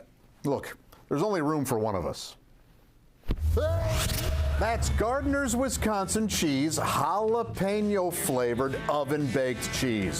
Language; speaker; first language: English; native; English